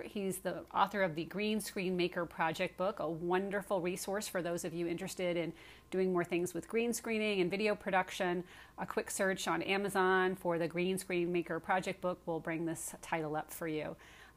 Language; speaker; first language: English; native; English